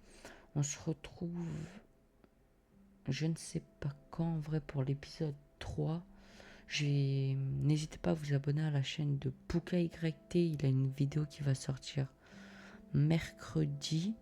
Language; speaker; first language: French; native; French